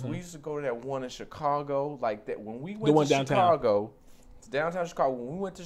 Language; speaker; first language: English; native; English